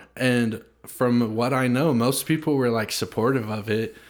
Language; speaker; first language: English; native; English